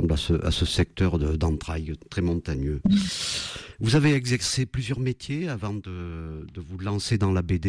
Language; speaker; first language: French; native; French